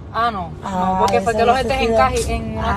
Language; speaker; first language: Spanish; native; Spanish